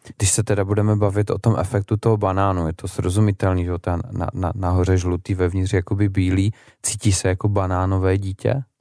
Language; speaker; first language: Czech; native; Czech